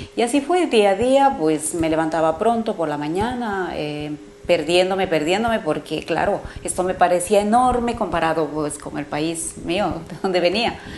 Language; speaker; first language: Spanish; native; Spanish